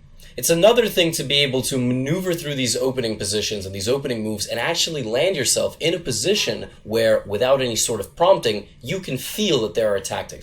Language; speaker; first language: English; native; English